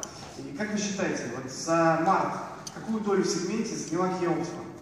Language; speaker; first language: Russian; native; Russian